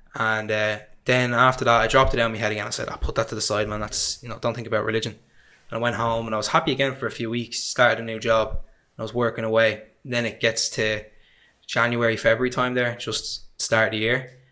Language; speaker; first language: English; native; English